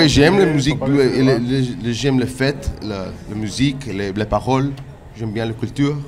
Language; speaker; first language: French; non-native, learner; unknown